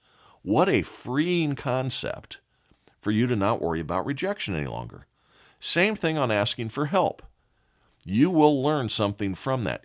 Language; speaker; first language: English; native; English